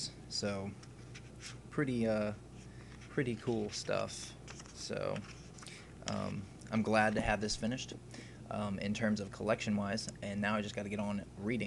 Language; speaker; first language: English; native; English